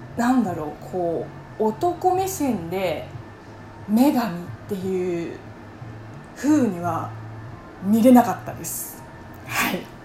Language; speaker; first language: Japanese; non-native, fluent; Chinese